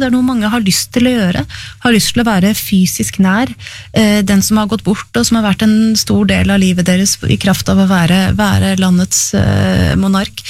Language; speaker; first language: Norwegian; native; Norwegian